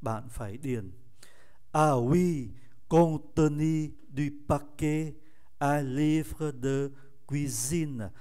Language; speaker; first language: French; non-native, fluent; Vietnamese